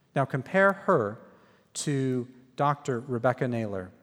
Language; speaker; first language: English; native; English